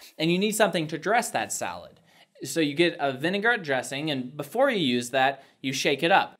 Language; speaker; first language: English; native; English